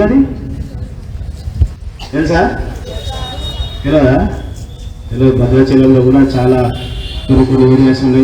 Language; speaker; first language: Telugu; native; Telugu